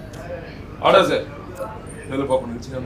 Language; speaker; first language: Telugu; non-native, fluent; Tamil